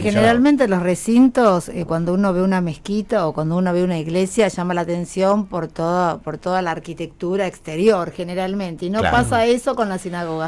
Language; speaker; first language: Spanish; native; Spanish